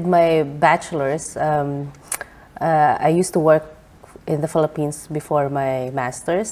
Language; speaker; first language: English; non-native, local second language; Filipino